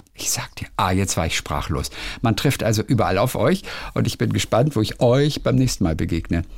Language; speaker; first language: German; native; German